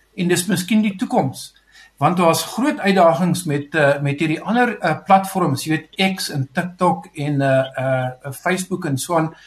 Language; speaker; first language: Afrikaans; native; Afrikaans